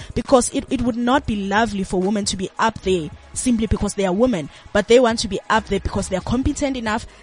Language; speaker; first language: English; non-native, local second language; Zulu